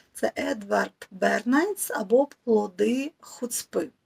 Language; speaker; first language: Ukrainian; native; Ukrainian